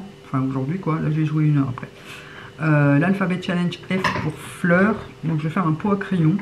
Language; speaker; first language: French; native; French